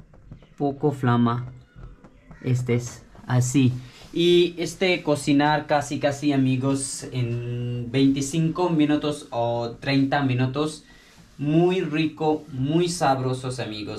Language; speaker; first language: Spanish; non-native, learner; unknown